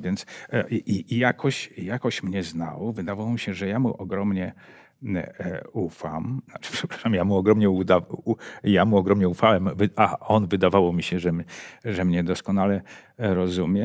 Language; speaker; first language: Polish; native; Polish